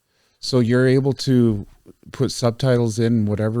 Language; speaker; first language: English; native; English